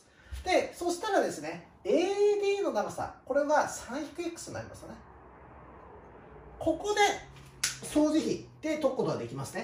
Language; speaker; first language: Japanese; native; Japanese